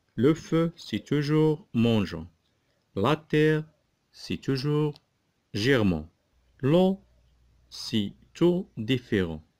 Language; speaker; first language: French; non-native, local second language; Arabic